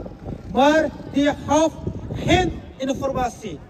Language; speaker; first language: Dutch; non-native, fluent; Uyghur